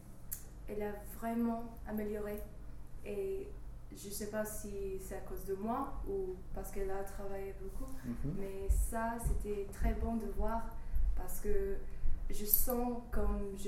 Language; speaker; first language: French; non-native, fluent; English